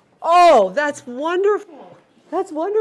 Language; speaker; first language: English; native; English